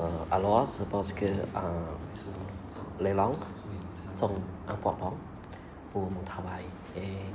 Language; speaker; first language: French; non-native, learner; Vietnamese